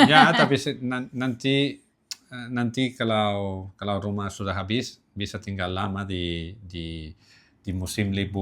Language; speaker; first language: Indonesian; non-native, learner; Catalan